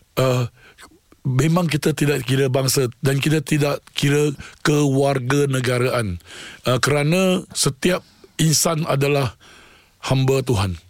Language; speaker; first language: Malay; non-native, local second language; Tamil